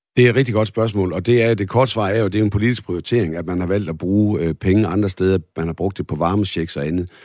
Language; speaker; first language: Danish; native; Danish